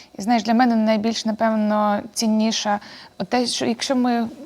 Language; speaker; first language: Ukrainian; native; Ukrainian